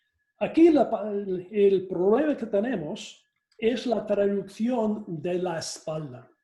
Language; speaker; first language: Spanish; non-native, fluent; English